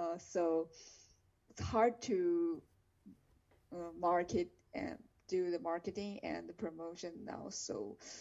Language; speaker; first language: English; non-native, fluent; Chinese